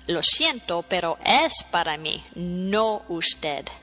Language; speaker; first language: Spanish; non-native, fluent; English